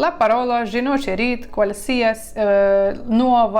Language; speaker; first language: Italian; non-native, fluent; Ukrainian